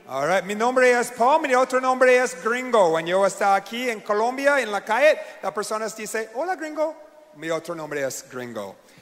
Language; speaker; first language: Spanish; non-native, learner; English